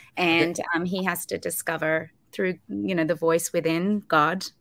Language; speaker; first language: English; native; English